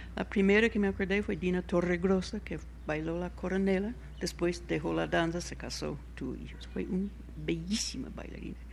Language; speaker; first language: Spanish; non-native, fluent; English